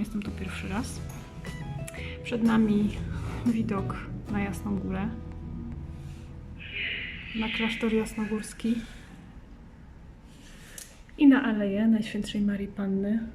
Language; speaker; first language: Polish; native; Polish